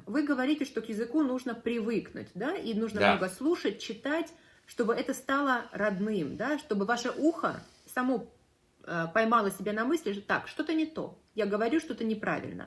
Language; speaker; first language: Russian; native; Russian